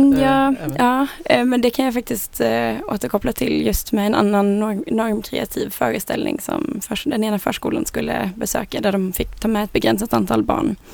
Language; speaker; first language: Swedish; native; Swedish